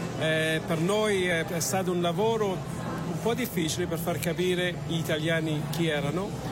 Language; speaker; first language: Italian; early bilingual, heritage; Italian